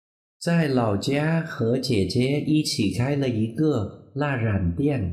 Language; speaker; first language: Chinese; non-native, fluent; Vietnamese